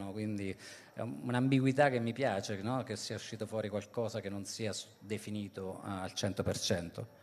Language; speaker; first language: Italian; native; Italian